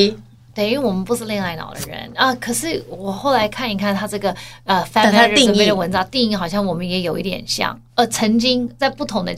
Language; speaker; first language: Chinese; early bilingual, heritage; Chinese